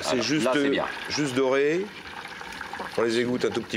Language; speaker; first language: French; native; French